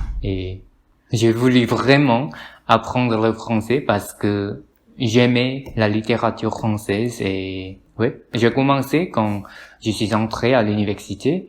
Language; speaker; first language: French; non-native, learner; Korean